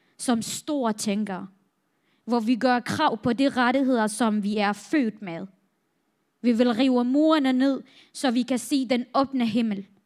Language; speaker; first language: Danish; non-native, fluent; Central Kurdish